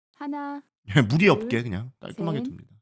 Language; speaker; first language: Korean; native; Korean